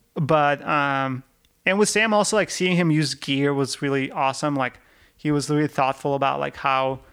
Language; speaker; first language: English; early bilingual, other home language; Russian